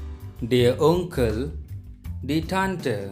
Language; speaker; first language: German; non-native, fluent; Hindi